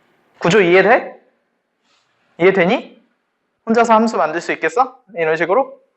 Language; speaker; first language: Korean; native; Korean